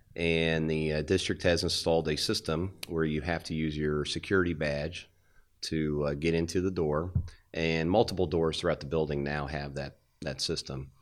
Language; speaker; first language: English; native; English